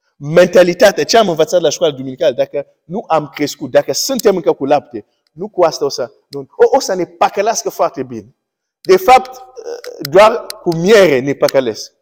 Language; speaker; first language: Romanian; early bilingual, heritage; Romanian